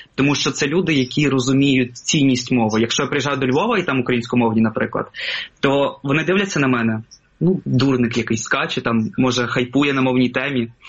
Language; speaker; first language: Ukrainian; non-native, local second language; Russian